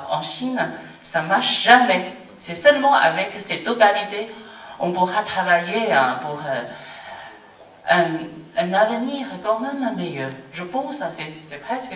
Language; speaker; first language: French; non-native, fluent; Chinese